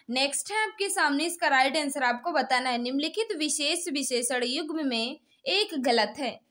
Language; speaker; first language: Hindi; native; Hindi